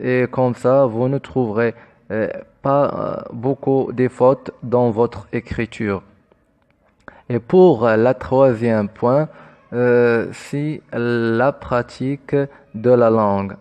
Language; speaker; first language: French; non-native, fluent; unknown